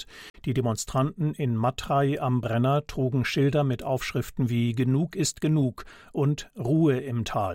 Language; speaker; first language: German; native; German